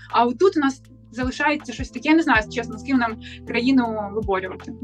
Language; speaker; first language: Ukrainian; native; Ukrainian